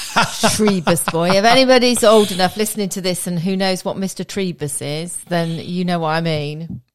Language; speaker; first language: English; native; English